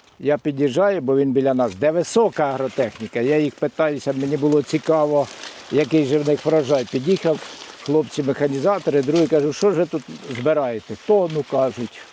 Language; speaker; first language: Ukrainian; native; Ukrainian